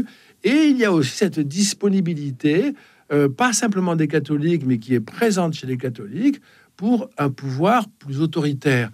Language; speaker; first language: French; native; French